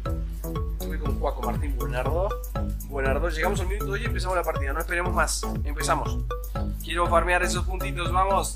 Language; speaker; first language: Spanish; native; Spanish